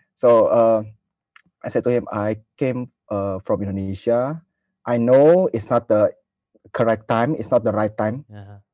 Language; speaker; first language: English; non-native, learner; Indonesian